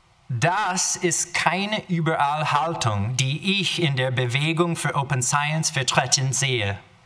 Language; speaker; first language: German; non-native, learner; English